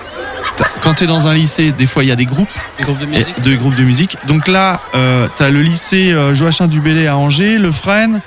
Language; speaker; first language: French; native; French